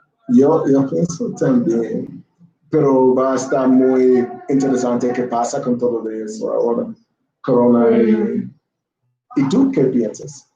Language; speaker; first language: Spanish; non-native, learner; English